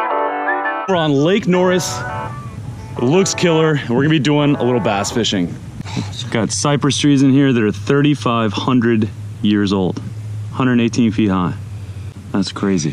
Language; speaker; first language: English; native; English